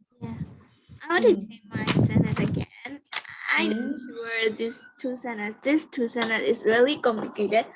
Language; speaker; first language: English; non-native, learner; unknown